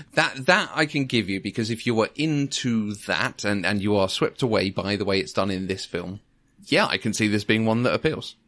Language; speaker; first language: English; native; English